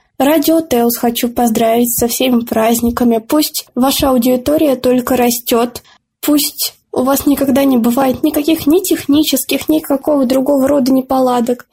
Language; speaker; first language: Russian; native; Russian